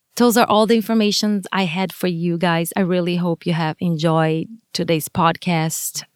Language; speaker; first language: English; non-native, fluent; Portuguese